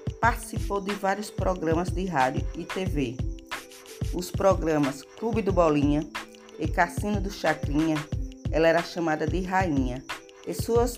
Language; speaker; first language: Portuguese; native; Portuguese